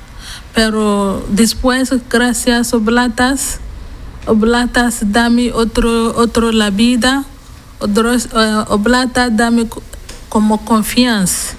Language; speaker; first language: Spanish; non-native, learner; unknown